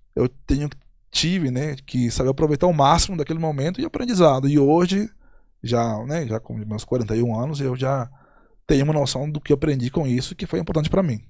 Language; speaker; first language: Portuguese; non-native, fluent; Spanish